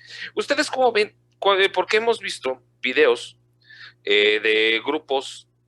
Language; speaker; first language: Spanish; native; Spanish